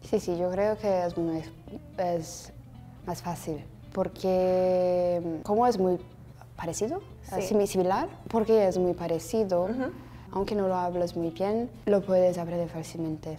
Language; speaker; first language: Spanish; non-native, learner; Portuguese